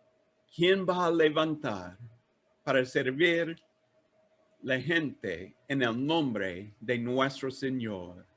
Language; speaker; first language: Spanish; non-native, learner; English